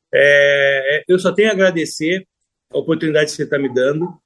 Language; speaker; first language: Portuguese; native; Portuguese